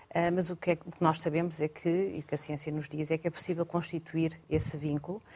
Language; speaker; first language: Portuguese; native; Portuguese